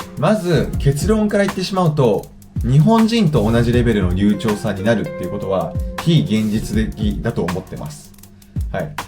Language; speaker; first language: Japanese; native; Japanese